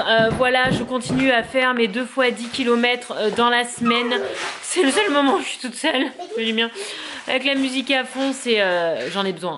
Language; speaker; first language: French; native; French